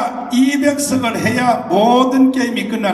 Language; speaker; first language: Korean; native; Korean